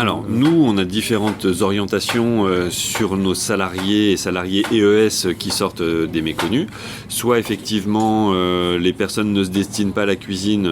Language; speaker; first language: French; native; French